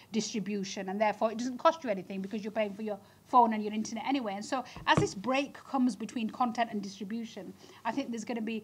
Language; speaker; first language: English; native; English